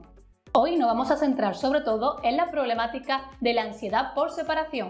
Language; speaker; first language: Spanish; native; Spanish